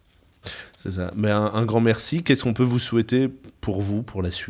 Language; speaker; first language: French; native; French